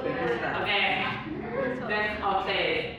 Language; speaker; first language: English; non-native, learner; Indonesian